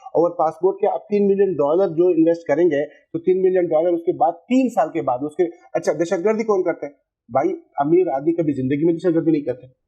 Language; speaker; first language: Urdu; non-native, local second language; Pashto